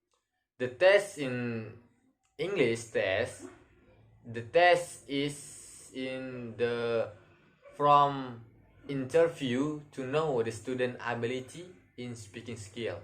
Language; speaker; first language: English; non-native, learner; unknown